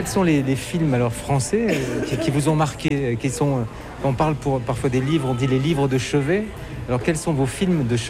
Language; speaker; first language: French; native; French